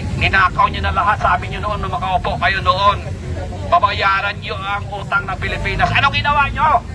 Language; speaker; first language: Filipino; non-native, local second language; Cebuano